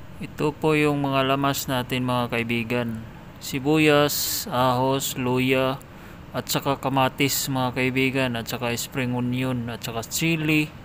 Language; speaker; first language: Filipino; non-native, local second language; Cebuano